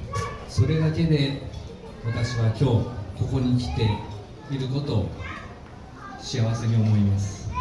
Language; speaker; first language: Japanese; non-native, learner; Filipino